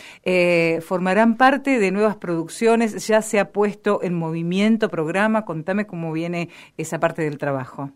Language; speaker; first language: Spanish; native; Spanish